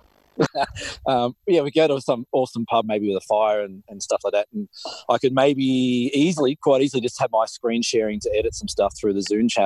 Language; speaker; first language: English; native; English